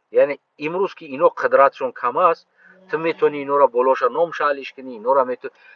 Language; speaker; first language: Tajik; non-native, local second language; Uzbek